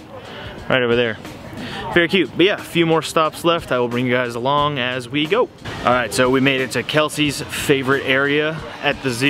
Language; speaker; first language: English; native; English